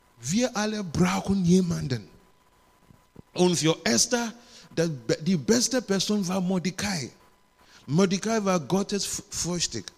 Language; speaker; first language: German; non-native, learner; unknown